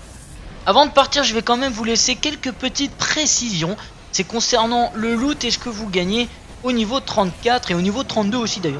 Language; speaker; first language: French; native; French